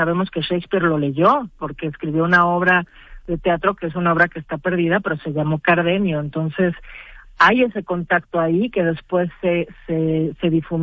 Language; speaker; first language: Spanish; native; Spanish